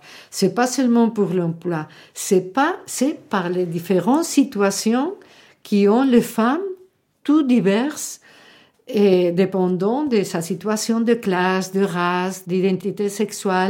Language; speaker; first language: French; non-native, fluent; Spanish